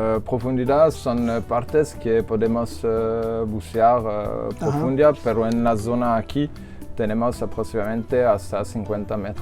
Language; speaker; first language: Spanish; non-native, learner; French